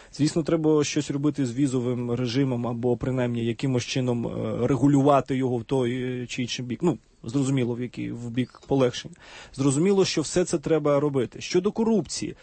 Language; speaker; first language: Ukrainian; native; Ukrainian